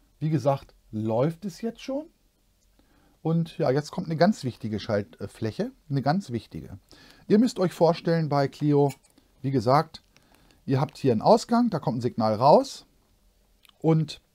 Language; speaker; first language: German; native; German